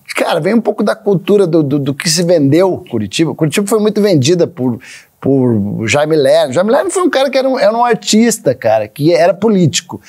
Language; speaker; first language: Portuguese; native; Portuguese